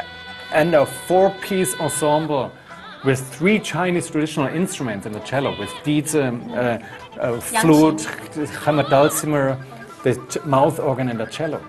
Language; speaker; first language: English; non-native, fluent; German